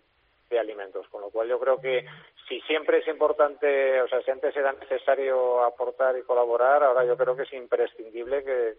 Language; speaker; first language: Spanish; native; Spanish